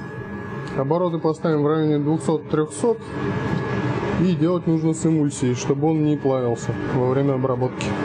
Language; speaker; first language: Russian; native; Russian